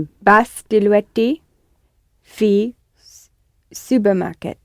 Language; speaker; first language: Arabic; non-native, learner; English